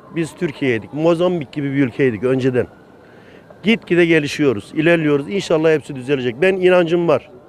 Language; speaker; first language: Turkish; native; Turkish